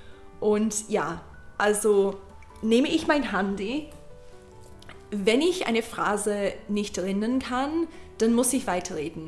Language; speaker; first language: German; non-native, learner; English